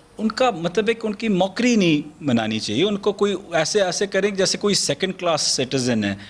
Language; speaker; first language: Urdu; early bilingual, heritage; Urdu